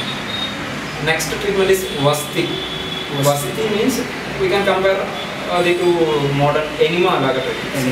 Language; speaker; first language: Telugu; non-native, learner; Malayalam